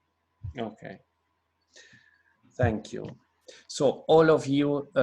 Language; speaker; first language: English; non-native, fluent; Italian